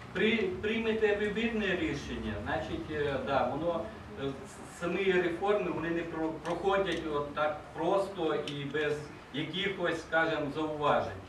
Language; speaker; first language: Ukrainian; native; Ukrainian